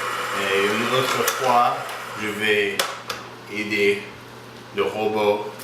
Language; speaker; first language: French; non-native, learner; English